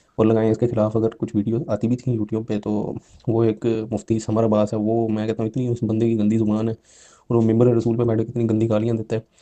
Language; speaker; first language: Urdu; non-native, local second language; Punjabi